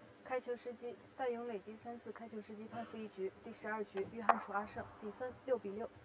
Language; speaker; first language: Chinese; native; Chinese